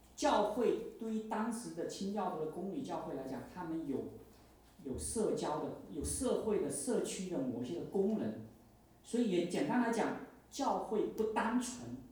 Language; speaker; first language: Chinese; native; Chinese